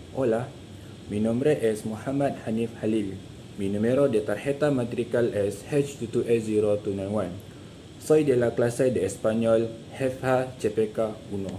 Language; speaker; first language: Spanish; non-native, learner; Malay